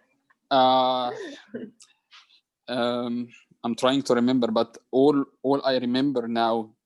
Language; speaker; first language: English; non-native, learner; Arabic